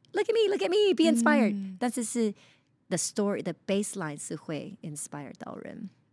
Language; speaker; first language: English; early bilingual, other home language; Chinese